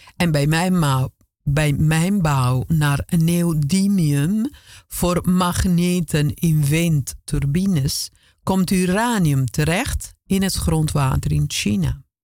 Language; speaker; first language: Dutch; non-native, fluent; Italian